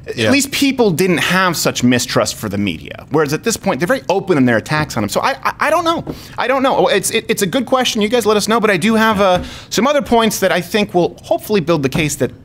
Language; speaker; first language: English; native; English